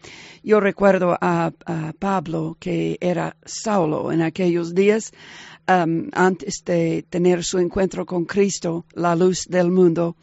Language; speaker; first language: Spanish; non-native, fluent; English